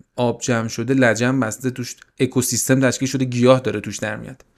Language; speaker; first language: Persian; native; Persian